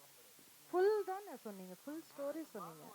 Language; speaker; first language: Tamil; non-native, local second language; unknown